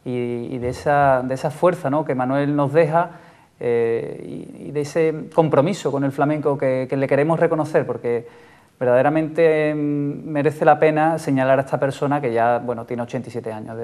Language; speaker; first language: Spanish; native; Spanish